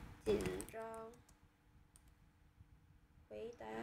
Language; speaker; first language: Chinese; non-native, learner; Vietnamese